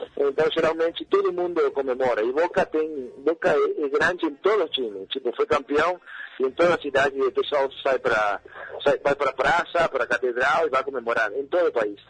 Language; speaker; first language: Portuguese; non-native, fluent; Spanish